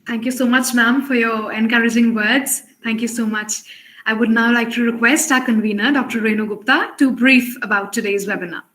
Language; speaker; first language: English; non-native, local second language; Hindi